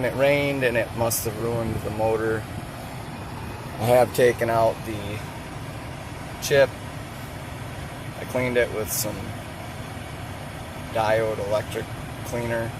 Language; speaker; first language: English; native; English